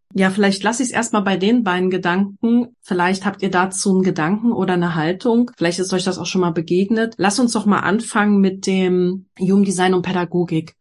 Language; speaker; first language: German; native; German